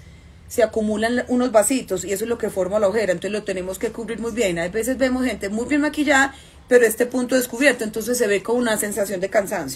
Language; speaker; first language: Spanish; native; Spanish